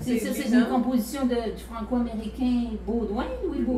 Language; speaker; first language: French; native; French